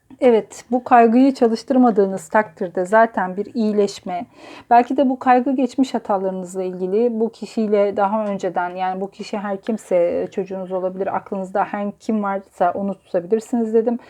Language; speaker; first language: Turkish; native; Turkish